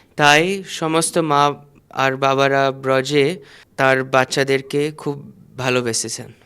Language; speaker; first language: Bangla; native; Bangla